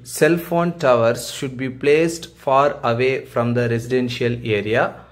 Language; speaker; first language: English; non-native, local second language; Tamil